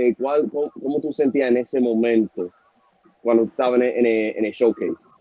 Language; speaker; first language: Spanish; early bilingual, heritage; Spanish